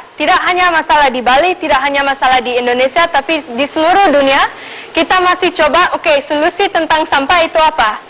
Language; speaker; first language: Indonesian; non-native, local second language; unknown